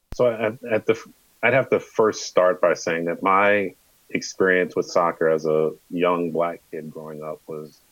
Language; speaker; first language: English; native; English